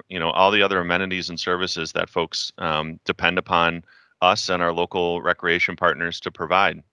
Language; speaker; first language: English; native; English